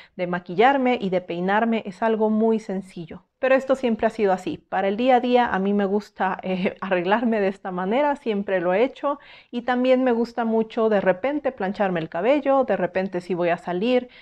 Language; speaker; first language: Spanish; native; Spanish